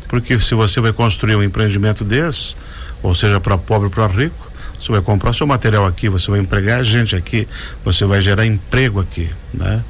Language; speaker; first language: Portuguese; native; Portuguese